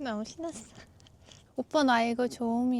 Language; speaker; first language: Korean; non-native, fluent; Turkish